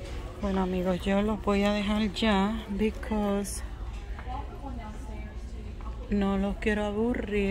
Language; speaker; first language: Spanish; early bilingual, heritage; Spanish